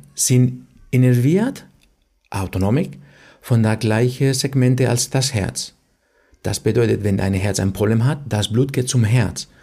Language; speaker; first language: German; non-native, fluent; Spanish